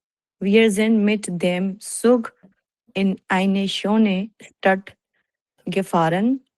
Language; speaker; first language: German; non-native, learner; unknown